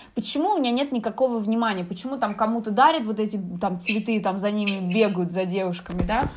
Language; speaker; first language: Russian; early bilingual, heritage; Russian